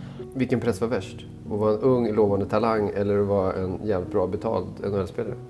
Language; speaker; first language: Swedish; native; Swedish